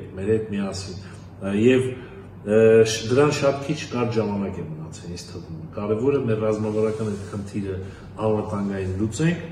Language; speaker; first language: Armenian; native; Armenian